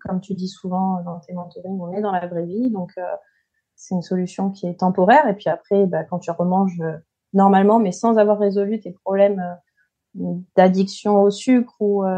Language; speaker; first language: French; native; French